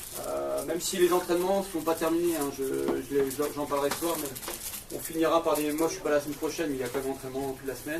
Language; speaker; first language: French; native; French